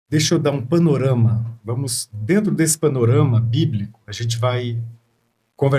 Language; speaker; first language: Portuguese; native; Portuguese